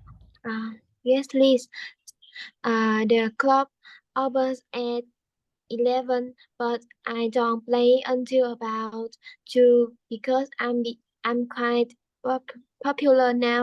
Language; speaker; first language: English; non-native, learner; Vietnamese